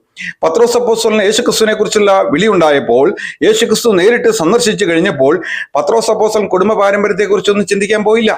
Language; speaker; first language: Malayalam; native; Malayalam